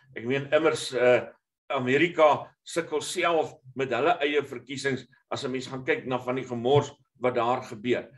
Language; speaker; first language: Afrikaans; native; Afrikaans